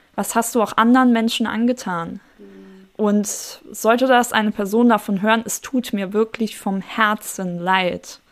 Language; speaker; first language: German; native; German